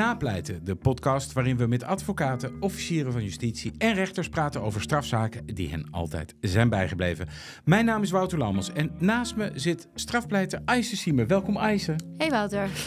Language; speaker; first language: Dutch; native; Dutch